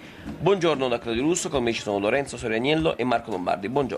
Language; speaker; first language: Italian; native; Italian